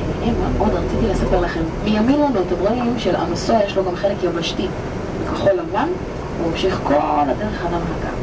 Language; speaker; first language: Hebrew; native; Hebrew